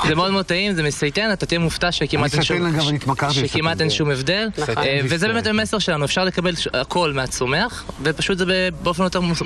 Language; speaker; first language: Hebrew; native; Hebrew